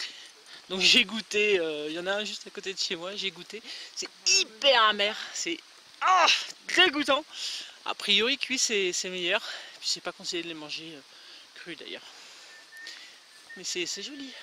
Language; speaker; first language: French; native; French